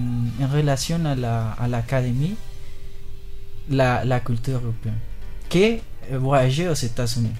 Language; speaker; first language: French; non-native, learner; Spanish